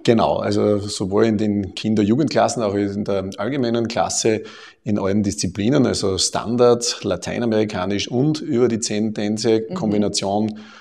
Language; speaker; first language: German; native; German